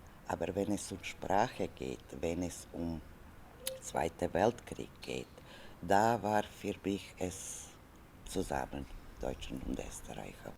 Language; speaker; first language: German; non-native, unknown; Serbian